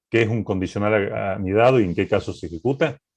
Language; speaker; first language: Spanish; native; Spanish